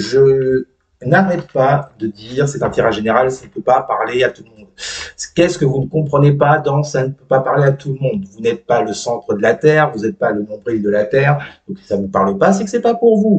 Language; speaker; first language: French; native; French